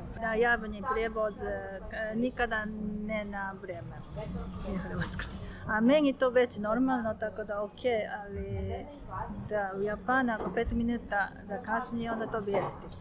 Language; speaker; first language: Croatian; non-native, learner; Japanese